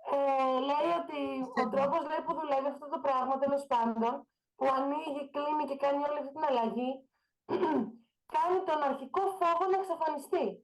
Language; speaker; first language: Greek; native; Greek